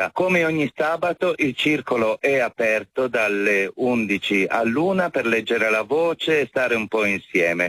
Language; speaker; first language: Italian; native; Italian